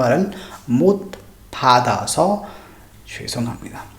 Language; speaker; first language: Korean; non-native, fluent; Hindi